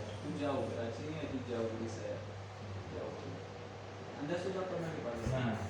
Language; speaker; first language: Indonesian; non-native, learner; Urdu